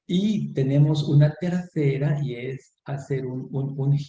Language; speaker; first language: Spanish; non-native, fluent; French